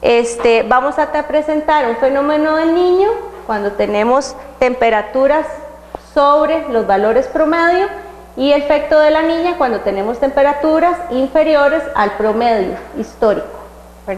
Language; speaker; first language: Spanish; native; Spanish